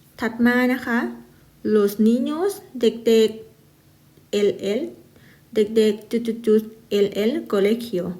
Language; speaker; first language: Spanish; non-native, fluent; Thai